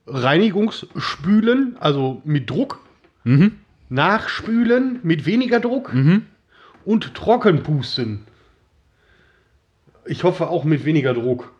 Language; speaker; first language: German; native; German